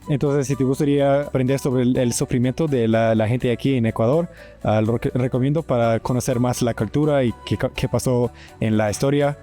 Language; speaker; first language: Spanish; non-native, fluent; English